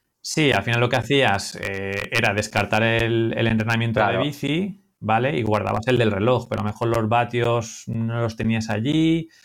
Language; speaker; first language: Spanish; native; Spanish